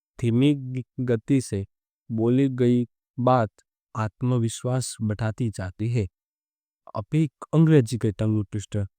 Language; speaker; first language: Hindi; non-native, local second language; Gujarati